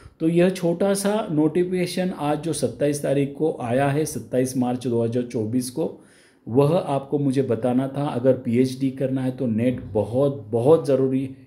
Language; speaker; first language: Hindi; non-native, local second language; Marathi